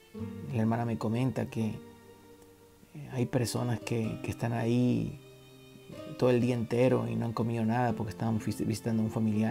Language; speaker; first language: Spanish; native; Spanish